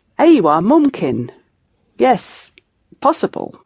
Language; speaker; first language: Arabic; non-native, fluent; English